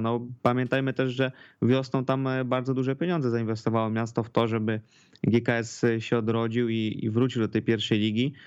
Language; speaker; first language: Polish; native; Polish